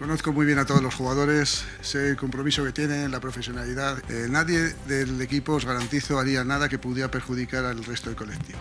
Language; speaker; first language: Spanish; native; Spanish